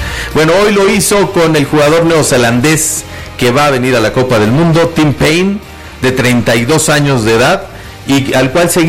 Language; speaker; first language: Spanish; native; Spanish